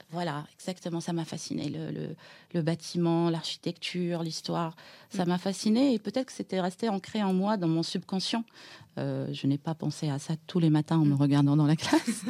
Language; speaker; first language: French; non-native, local second language; Arabic